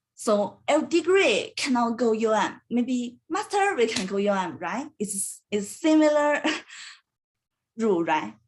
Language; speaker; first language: English; non-native, learner; Chinese